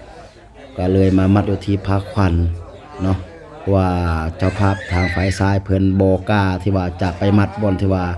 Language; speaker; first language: Thai; non-native, local second language; Lao